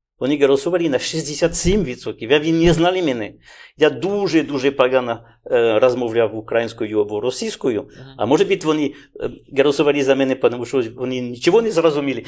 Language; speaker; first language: Ukrainian; non-native, learner; French